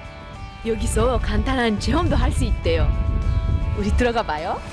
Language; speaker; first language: Korean; non-native, fluent; Uzbek